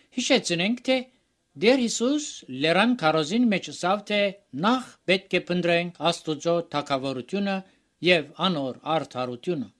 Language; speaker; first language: Armenian; native; Armenian